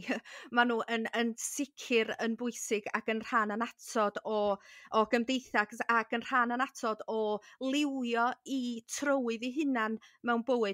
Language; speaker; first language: Welsh; native; Welsh